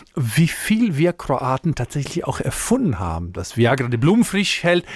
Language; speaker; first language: German; non-native, fluent; Croatian